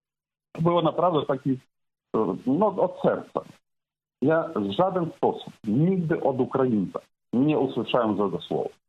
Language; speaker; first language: Polish; non-native, fluent; Ukrainian